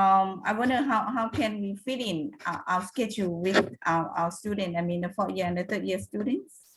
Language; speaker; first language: English; non-native, fluent; Lao